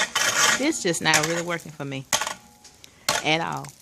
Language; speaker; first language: English; native; English